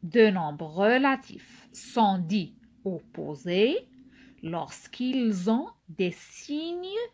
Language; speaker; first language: French; non-native, local second language; Arabic